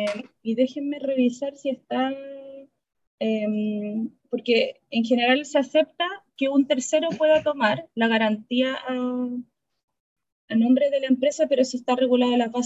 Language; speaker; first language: Spanish; native; Spanish